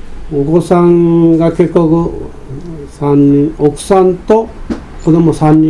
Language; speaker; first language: Japanese; native; Japanese